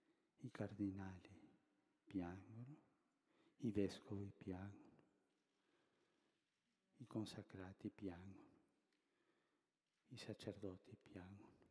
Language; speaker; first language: Italian; early bilingual, heritage; Spanish